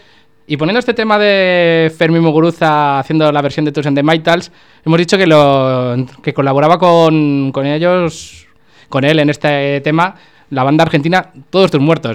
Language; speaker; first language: Spanish; native; Spanish